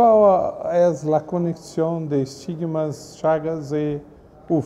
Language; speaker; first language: Spanish; non-native, learner; Portuguese